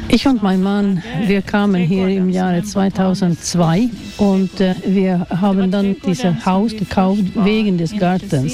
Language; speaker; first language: German; non-native, fluent; Swedish